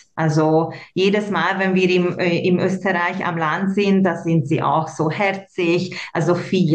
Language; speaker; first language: German; non-native, local second language; Hungarian